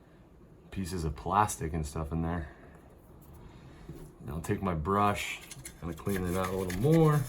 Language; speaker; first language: English; native; English